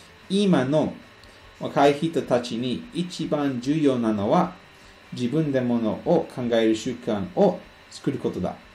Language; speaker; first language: Japanese; non-native, learner; English